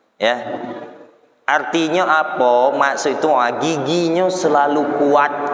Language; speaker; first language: Malay; non-native, local second language; Banjar